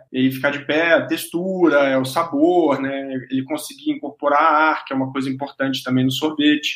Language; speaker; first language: Portuguese; native; Portuguese